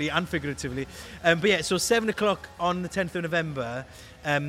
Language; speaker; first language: English; native; English